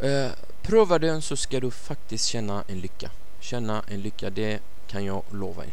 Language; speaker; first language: Swedish; non-native, fluent; Arabic